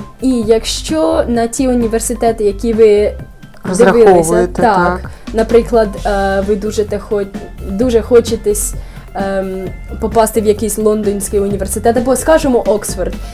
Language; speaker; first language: Ukrainian; early bilingual, heritage; Ukrainian